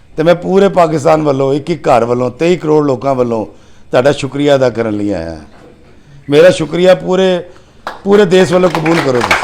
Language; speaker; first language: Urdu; non-native, local second language; Punjabi